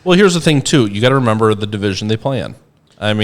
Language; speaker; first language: English; native; English